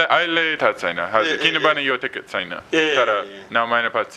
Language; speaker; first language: Nepali; non-native, learner; English